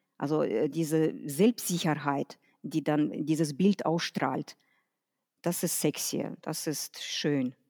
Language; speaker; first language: German; non-native, fluent; Russian